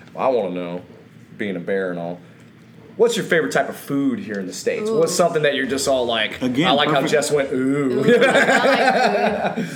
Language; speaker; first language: English; native; English